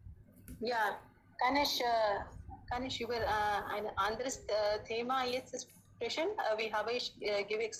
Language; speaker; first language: German; non-native, learner; Hindi